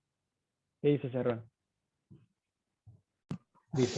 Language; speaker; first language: Spanish; native; Spanish